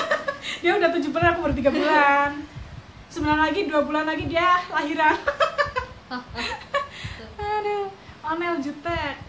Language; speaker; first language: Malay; non-native, local second language; Javanese